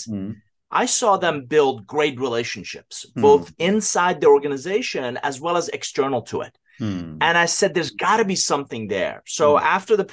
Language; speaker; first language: English; non-native, fluent; Persian